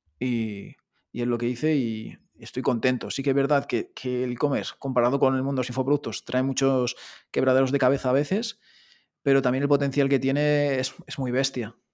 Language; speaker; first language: Spanish; native; Spanish